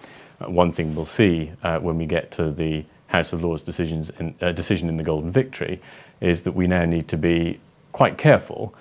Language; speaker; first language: English; native; English